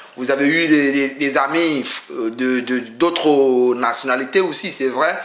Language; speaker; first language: French; non-native, fluent; Akan